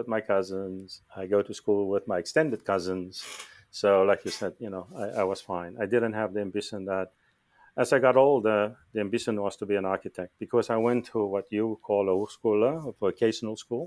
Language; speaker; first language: English; non-native, local second language; Afrikaans